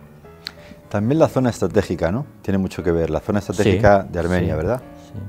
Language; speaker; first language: Spanish; native; Spanish